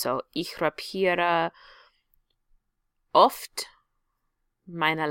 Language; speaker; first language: German; non-native, fluent; English